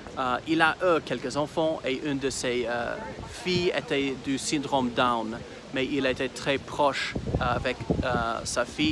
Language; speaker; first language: French; non-native, fluent; English